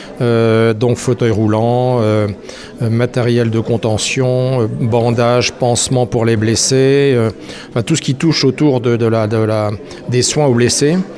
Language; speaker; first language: French; native; French